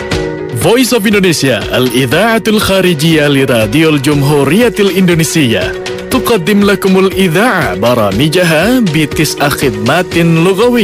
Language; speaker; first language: Arabic; non-native, fluent; Indonesian